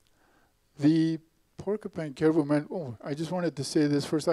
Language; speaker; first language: English; native; English